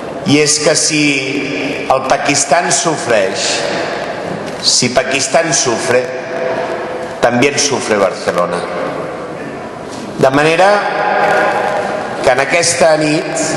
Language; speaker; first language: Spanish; non-native, local second language; Catalan